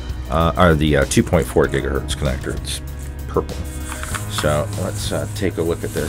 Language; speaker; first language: English; native; English